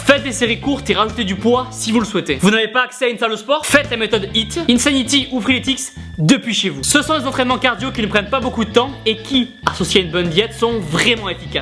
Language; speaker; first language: French; native; French